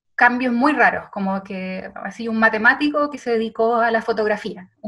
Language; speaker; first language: Spanish; native; Spanish